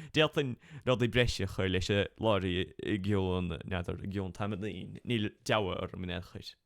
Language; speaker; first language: Irish; native; Irish